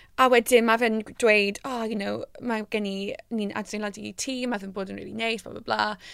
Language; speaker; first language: Welsh; non-native, local second language; English